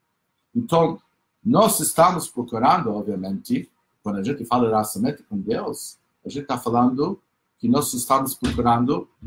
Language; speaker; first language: Portuguese; non-native, fluent; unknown